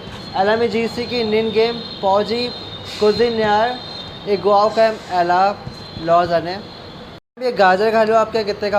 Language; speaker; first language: Portuguese; non-native, learner; Hindi